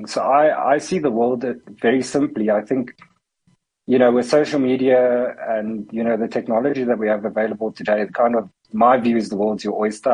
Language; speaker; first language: English; native; English